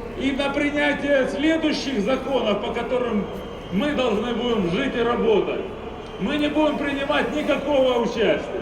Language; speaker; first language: Russian; native; Russian